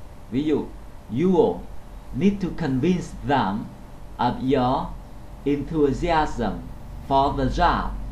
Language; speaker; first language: English; non-native, fluent; Vietnamese